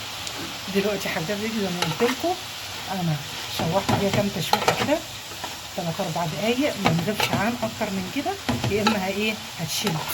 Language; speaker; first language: Arabic; native; Arabic